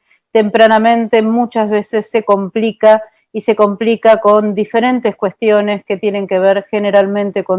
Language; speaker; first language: Spanish; native; Spanish